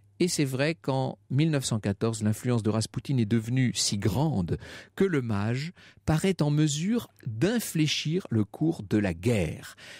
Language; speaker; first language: French; native; French